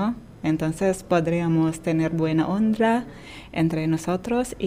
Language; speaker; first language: Spanish; non-native, fluent; Indonesian